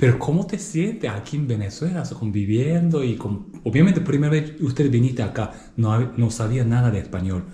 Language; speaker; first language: Spanish; non-native, learner; Japanese